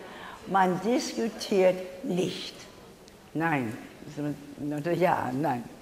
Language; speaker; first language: German; non-native, learner; English